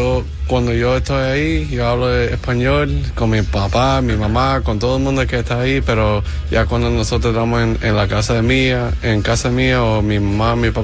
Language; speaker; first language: Spanish; early bilingual, heritage; English